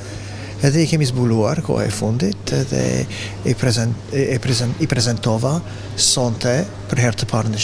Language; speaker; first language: Albanian; non-native, fluent; English